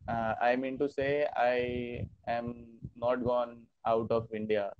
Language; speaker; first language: English; non-native, learner; Hindi